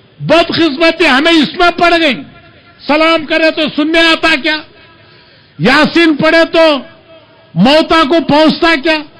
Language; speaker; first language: Urdu; native; Urdu